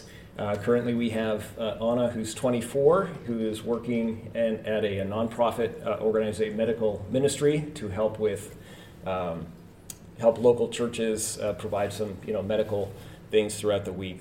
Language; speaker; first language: English; native; English